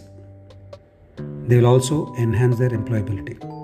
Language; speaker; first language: English; non-native, local second language; Telugu